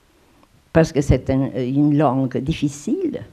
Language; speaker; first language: French; non-native, fluent; Romanian